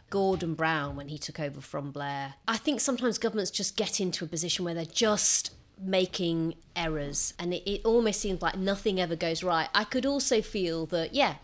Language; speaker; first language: English; native; English